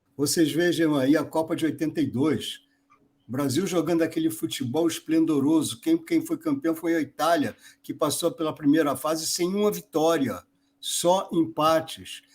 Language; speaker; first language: Portuguese; native; Portuguese